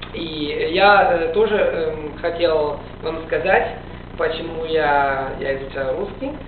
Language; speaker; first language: Russian; non-native, learner; Italian